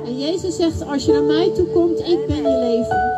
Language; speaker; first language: Dutch; non-native, local second language; Papiamento